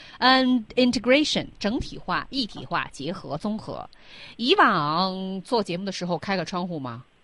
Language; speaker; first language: Chinese; native; Chinese